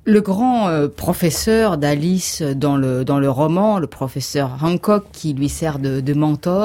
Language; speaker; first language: French; native; French